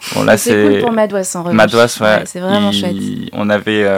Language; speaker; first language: French; native; French